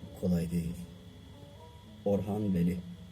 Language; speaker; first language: Turkish; native; Turkish